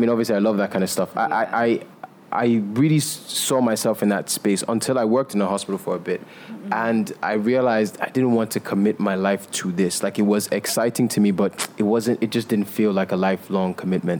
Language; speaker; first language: English; non-native, local second language; Yoruba